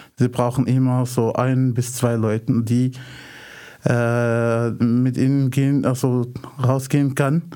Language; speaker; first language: German; non-native, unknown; Arabic